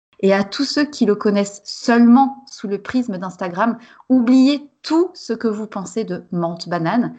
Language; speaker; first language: French; native; French